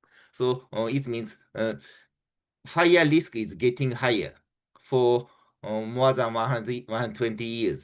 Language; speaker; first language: English; non-native, fluent; Japanese